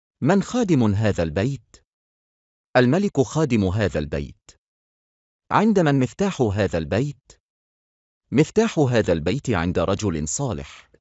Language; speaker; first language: Arabic; non-native, fluent; Bangla